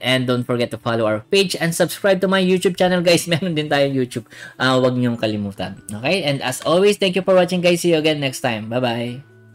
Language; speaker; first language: English; non-native, local second language; Filipino